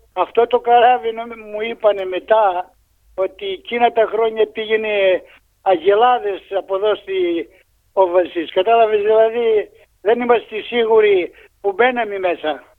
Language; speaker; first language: Greek; native; Greek